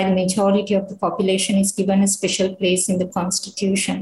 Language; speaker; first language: English; non-native, local second language; Sinhala